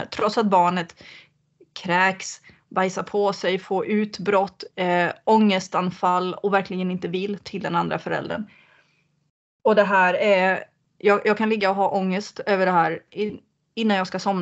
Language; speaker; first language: Swedish; native; Swedish